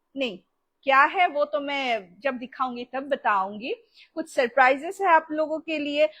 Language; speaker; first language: Hindi; non-native, local second language; Bangla